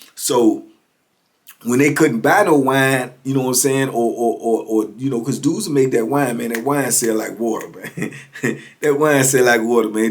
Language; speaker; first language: English; native; English